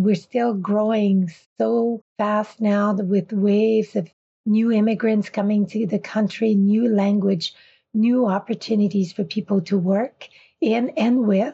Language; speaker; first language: English; non-native, fluent; French